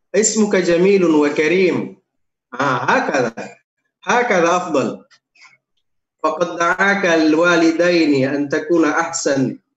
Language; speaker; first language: Arabic; non-native, fluent; Indonesian